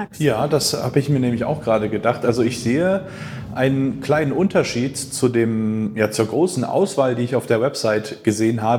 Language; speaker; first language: German; native; German